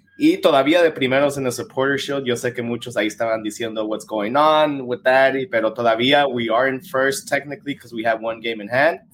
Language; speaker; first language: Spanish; early bilingual, heritage; Spanish